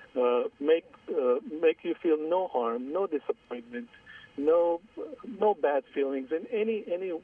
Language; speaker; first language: English; non-native, fluent; Armenian